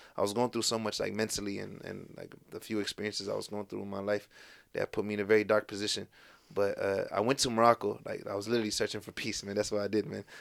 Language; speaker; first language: English; native; English